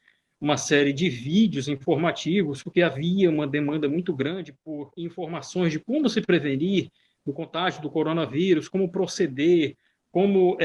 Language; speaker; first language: Portuguese; native; Portuguese